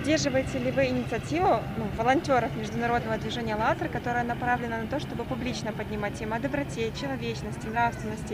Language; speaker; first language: Russian; native; Russian